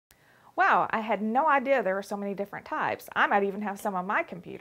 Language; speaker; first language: English; native; English